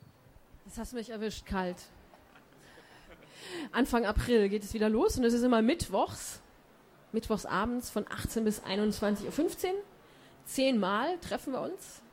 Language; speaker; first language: German; native; German